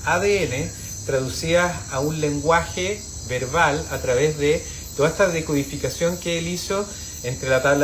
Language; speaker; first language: Spanish; native; Spanish